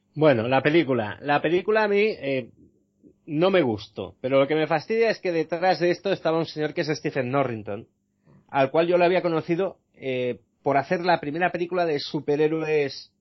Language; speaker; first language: Spanish; native; Spanish